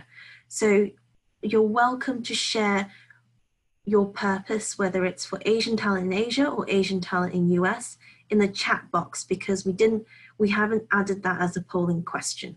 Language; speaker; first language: English; native; English